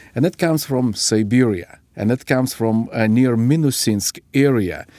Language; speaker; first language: English; non-native, fluent; Ukrainian